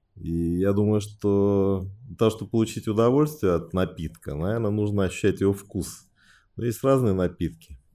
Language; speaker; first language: Russian; early bilingual, other home language; Chinese